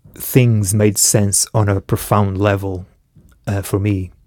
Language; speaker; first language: English; early bilingual, other home language; Portuguese